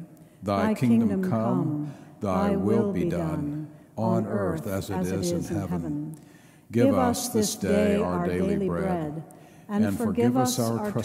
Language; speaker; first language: English; native; English